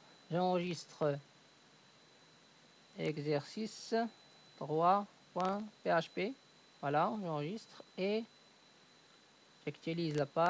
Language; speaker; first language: French; native; French